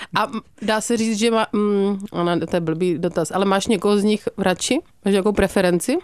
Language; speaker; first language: Czech; native; Czech